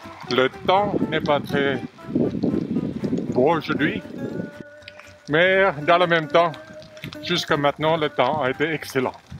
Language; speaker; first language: French; non-native, fluent; Finnish